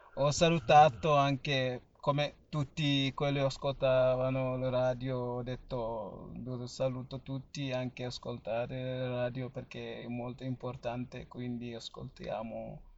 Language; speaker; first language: Italian; non-native, learner; Fula